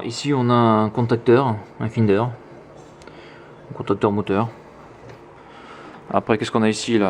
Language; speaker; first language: French; native; French